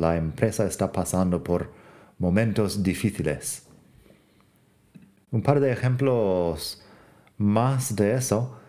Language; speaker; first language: Spanish; non-native, fluent; English